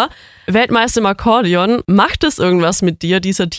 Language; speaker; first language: German; native; German